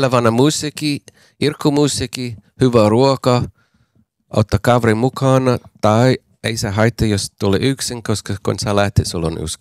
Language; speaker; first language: Finnish; non-native, fluent; English